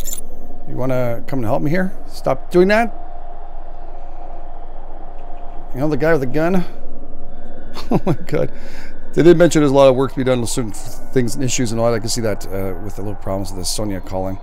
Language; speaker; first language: English; native; English